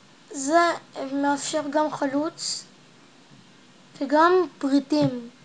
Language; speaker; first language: Hebrew; native; Hebrew